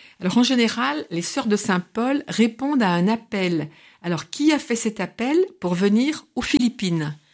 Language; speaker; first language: French; native; French